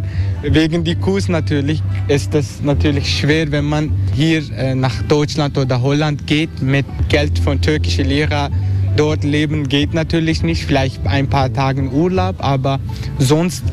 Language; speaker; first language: German; non-native, learner; Turkish